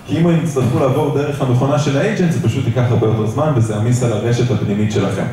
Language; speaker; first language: Hebrew; native; Hebrew